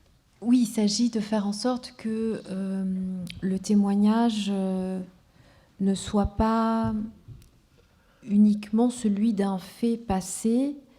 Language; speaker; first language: French; non-native, local second language; Kinyarwanda